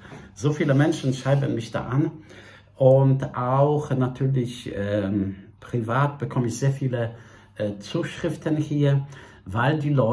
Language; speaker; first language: German; non-native, fluent; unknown